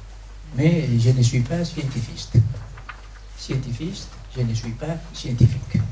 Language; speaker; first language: French; non-native, fluent; Spanish